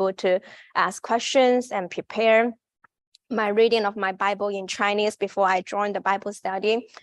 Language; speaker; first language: English; non-native, fluent; Chinese